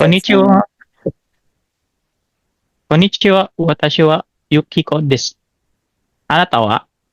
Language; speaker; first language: Japanese; non-native, learner; Filipino